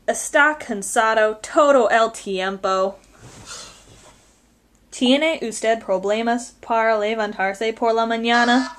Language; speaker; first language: Spanish; non-native, learner; English